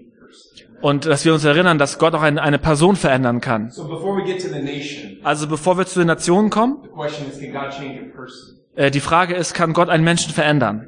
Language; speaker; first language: German; native; German